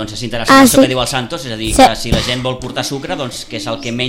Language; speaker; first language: Catalan; native; Catalan